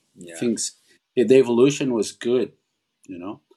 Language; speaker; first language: English; non-native, fluent; Portuguese